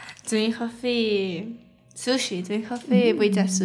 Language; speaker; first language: Welsh; non-native, learner; Spanish